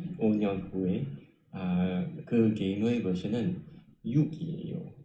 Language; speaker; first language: Korean; non-native, learner; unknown